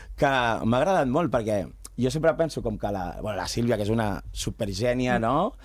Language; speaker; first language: Catalan; non-native, local second language; Spanish